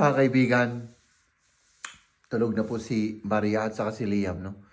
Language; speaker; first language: Filipino; native; Filipino